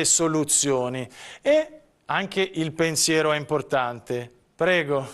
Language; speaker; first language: Italian; native; Italian